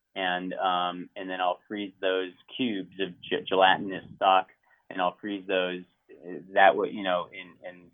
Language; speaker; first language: English; native; English